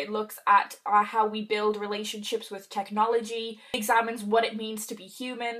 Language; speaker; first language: English; native; English